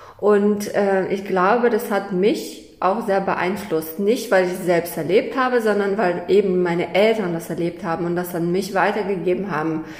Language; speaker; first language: German; early bilingual, other home language; Russian